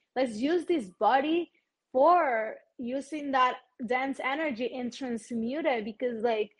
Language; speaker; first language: English; non-native, fluent; Spanish